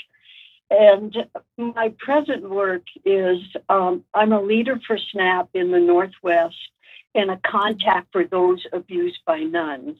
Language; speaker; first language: English; native; English